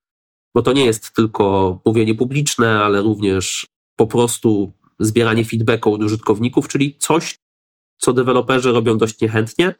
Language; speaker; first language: Polish; native; Polish